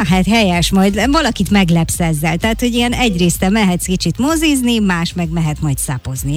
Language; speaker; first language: Hungarian; native; Hungarian